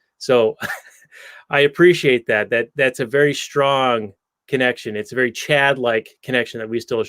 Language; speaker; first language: English; native; English